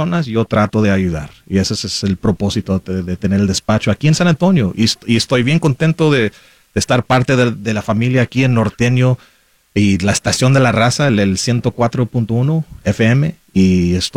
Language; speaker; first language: Spanish; non-native, local second language; English